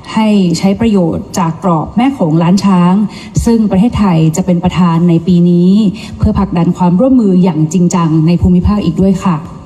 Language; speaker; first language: Thai; native; Thai